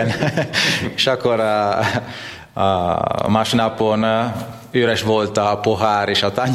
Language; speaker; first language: Hungarian; non-native, fluent; Italian